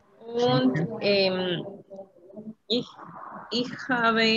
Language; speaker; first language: German; non-native, learner; Spanish